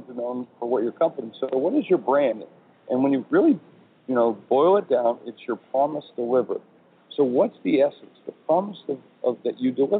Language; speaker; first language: English; native; English